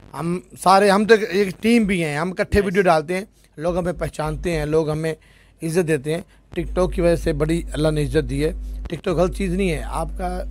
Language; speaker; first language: Urdu; non-native, local second language; Punjabi